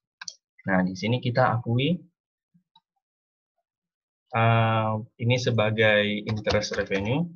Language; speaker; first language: Indonesian; native; Indonesian